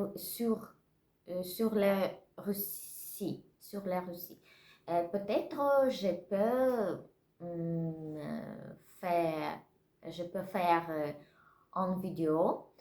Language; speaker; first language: French; non-native, learner; Russian